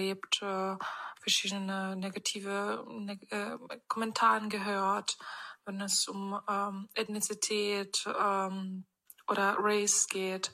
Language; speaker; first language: German; non-native, fluent; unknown